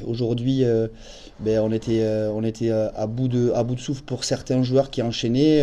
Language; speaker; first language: French; native; French